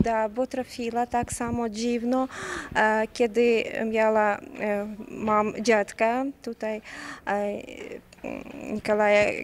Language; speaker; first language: Polish; non-native, learner; Ukrainian